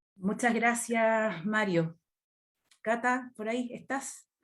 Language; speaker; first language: Spanish; native; Spanish